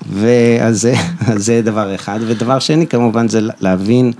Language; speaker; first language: Hebrew; early bilingual, heritage; Hebrew